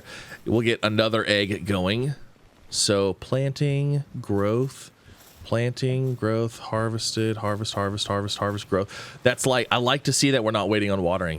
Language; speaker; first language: English; native; English